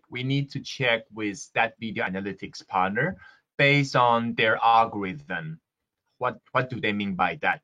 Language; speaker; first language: English; non-native, fluent; Chinese